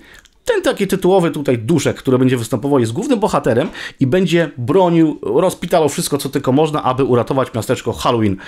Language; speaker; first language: Polish; native; Polish